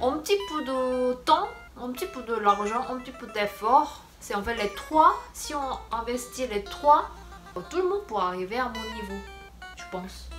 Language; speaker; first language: French; non-native, fluent; Korean